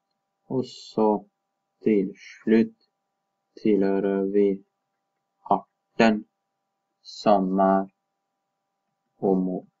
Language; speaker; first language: Norwegian; non-native, fluent; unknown